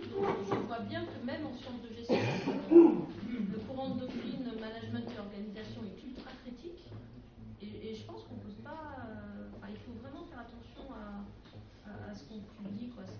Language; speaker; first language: French; native; French